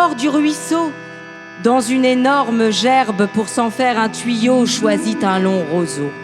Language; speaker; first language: French; native; French